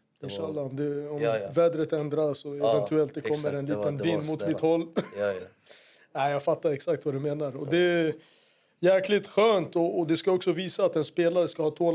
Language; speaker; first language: Swedish; native; Swedish